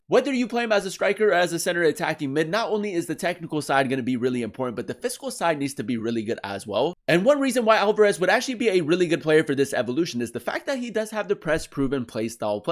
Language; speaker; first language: English; native; English